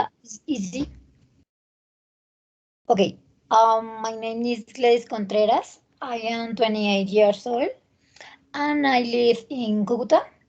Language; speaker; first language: English; non-native, learner; Spanish